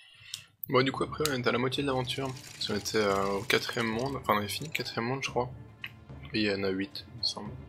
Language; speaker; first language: French; native; French